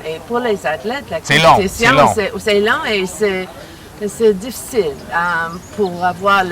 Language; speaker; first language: French; non-native, learner; English